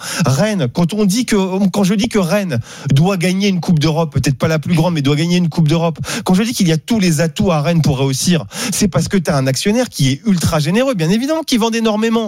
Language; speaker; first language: French; native; French